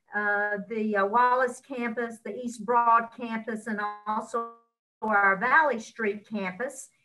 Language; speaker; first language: English; native; English